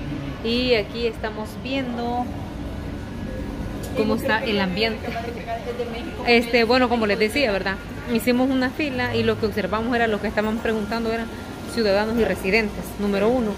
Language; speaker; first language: Spanish; native; Spanish